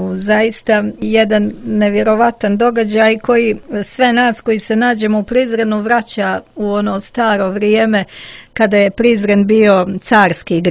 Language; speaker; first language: Croatian; native; Croatian